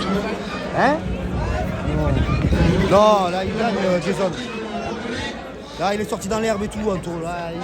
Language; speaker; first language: French; native; French